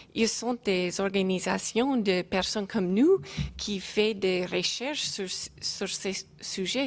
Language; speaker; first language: French; non-native, learner; English